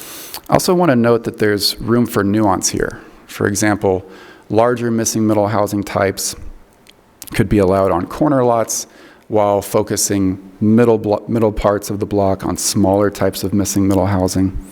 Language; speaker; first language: English; native; English